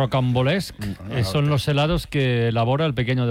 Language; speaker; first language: Spanish; native; Spanish